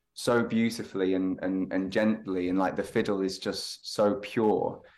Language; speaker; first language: English; native; English